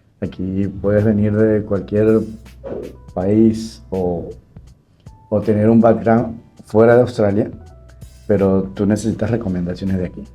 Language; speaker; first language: Spanish; native; Spanish